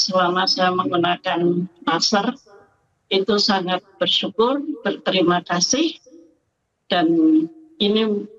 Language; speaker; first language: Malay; non-native, local second language; Javanese